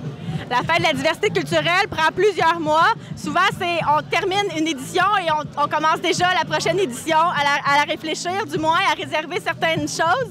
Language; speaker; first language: French; native; French